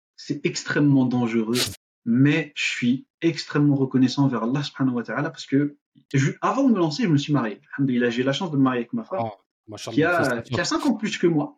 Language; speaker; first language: French; non-native, local second language; Arabic